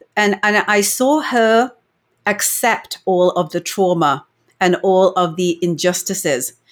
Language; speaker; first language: English; native; English